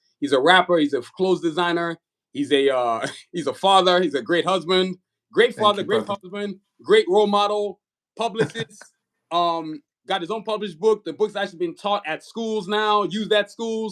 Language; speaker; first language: English; native; English